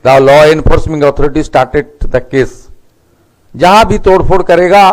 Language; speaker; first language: Hindi; non-native, local second language; Bangla